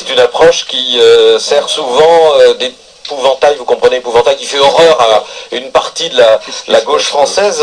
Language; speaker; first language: French; native; French